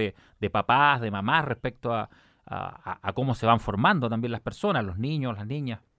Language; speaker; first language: Spanish; native; Spanish